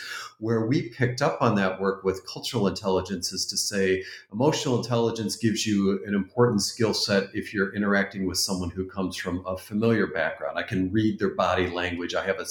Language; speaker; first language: English; native; English